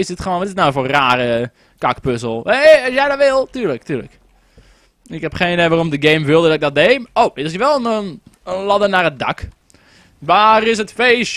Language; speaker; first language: Dutch; native; Dutch